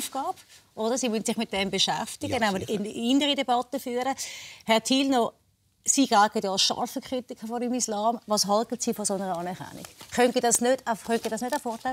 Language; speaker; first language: German; native; German